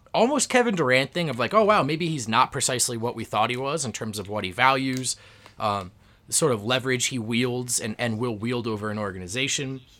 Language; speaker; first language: English; native; English